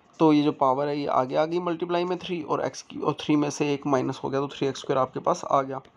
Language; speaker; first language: Hindi; native; Hindi